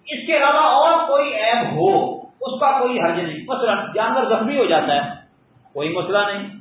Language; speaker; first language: Urdu; non-native, local second language; Punjabi